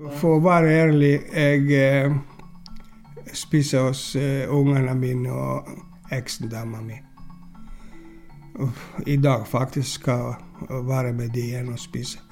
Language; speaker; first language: Norwegian; non-native, learner; Greek